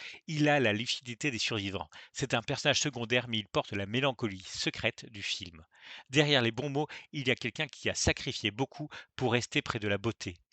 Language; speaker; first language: French; native; French